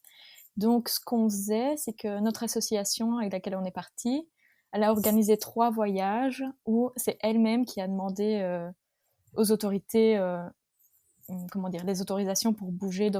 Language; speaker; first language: French; native; French